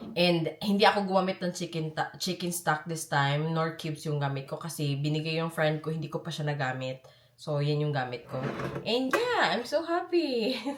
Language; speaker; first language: Filipino; non-native, local second language; Cebuano